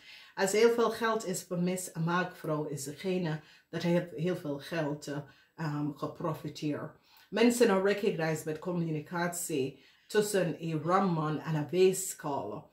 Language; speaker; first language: Dutch; non-native, learner; English